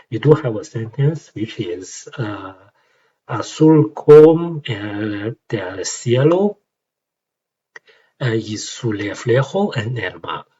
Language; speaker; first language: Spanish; non-native, learner; Chinese